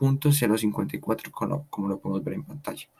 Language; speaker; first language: Spanish; native; Spanish